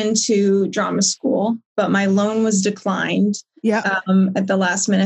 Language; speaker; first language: English; native; English